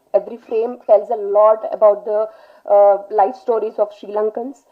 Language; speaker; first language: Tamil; non-native, learner; Telugu